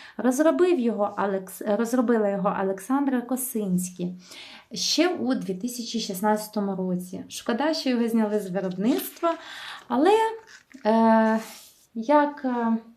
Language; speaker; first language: Ukrainian; native; Ukrainian